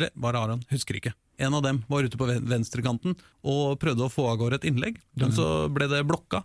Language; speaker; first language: Norwegian; native; Norwegian